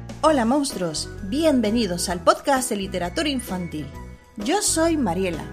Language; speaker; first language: Spanish; native; Spanish